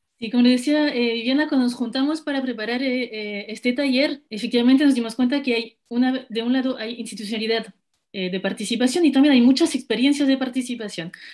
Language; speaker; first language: Spanish; non-native, fluent; French